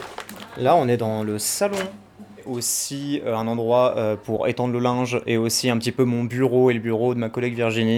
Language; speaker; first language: French; native; French